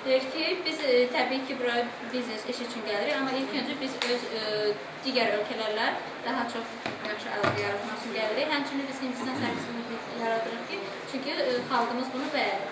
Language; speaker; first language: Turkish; non-native, learner; Azerbaijani